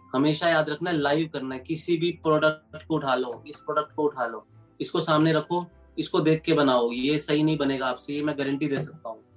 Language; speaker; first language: Hindi; native; Hindi